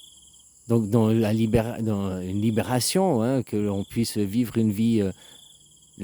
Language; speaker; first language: French; native; French